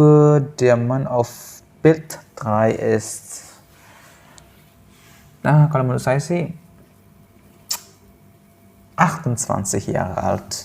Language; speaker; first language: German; non-native, fluent; Indonesian